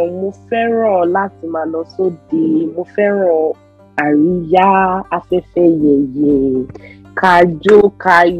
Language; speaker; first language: English; non-native, local second language; Yoruba